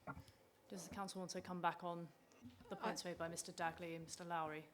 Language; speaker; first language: English; native; English